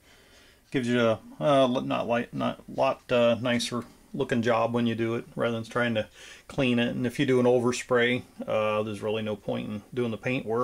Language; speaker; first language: English; native; English